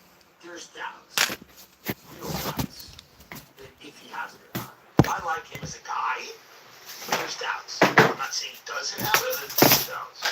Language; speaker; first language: English; native; English